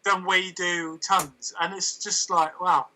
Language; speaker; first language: English; native; English